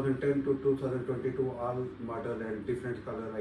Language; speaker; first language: English; non-native, learner; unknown